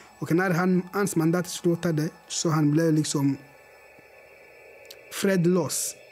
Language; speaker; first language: Swedish; non-native, learner; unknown